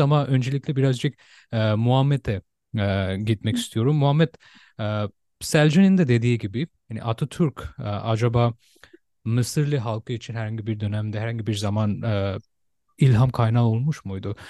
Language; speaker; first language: Turkish; non-native, fluent; Bangla